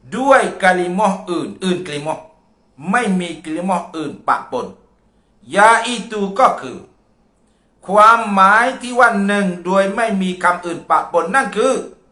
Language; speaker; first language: Thai; non-native, local second language; Malay